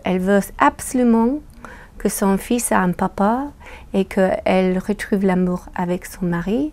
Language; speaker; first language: French; non-native, fluent; English